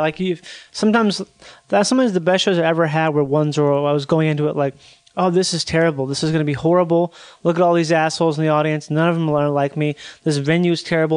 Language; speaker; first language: English; native; English